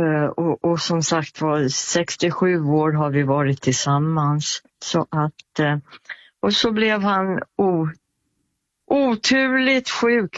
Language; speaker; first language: Swedish; native; Swedish